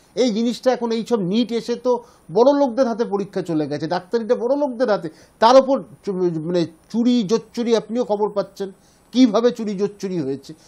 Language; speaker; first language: Bangla; native; Bangla